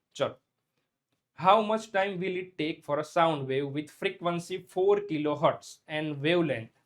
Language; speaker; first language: English; non-native, local second language; Gujarati